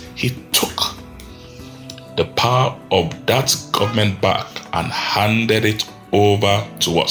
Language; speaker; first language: English; non-native, local second language; Yoruba